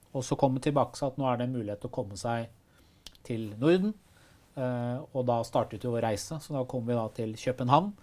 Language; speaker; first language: Norwegian; early bilingual, other home language; Persian